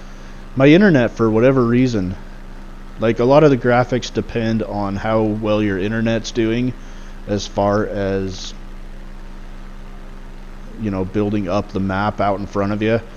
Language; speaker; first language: English; native; English